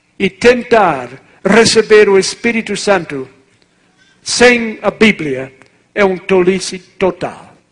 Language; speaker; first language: Portuguese; non-native, fluent; English